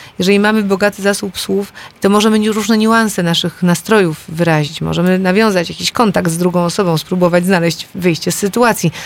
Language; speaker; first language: Polish; native; Polish